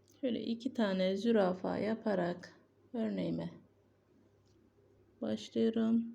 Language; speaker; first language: Turkish; native; Turkish